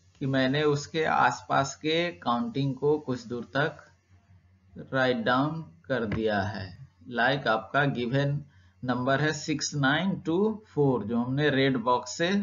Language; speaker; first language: Hindi; native; Hindi